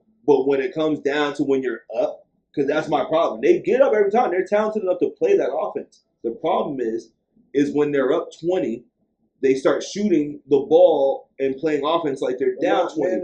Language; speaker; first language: English; native; English